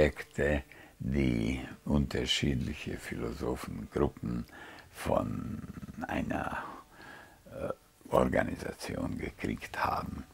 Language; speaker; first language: German; non-native, fluent; Hungarian